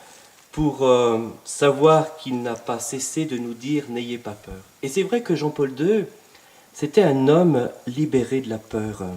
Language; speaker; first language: French; native; French